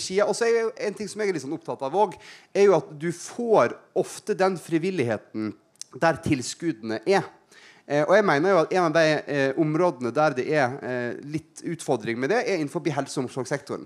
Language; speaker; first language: Norwegian; native; Norwegian